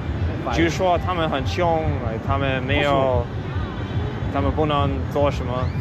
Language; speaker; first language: Chinese; non-native, learner; English